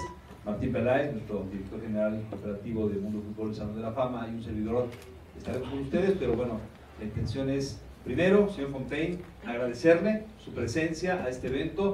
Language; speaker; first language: Spanish; native; Spanish